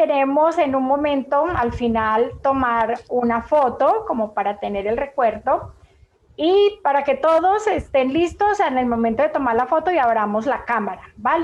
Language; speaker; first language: Spanish; native; Spanish